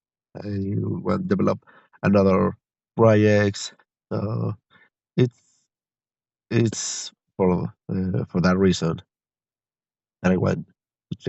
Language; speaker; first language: English; non-native, learner; Spanish